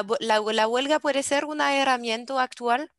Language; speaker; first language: Spanish; non-native, learner; English